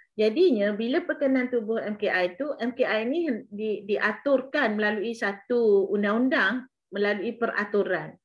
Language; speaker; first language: Malay; native; Malay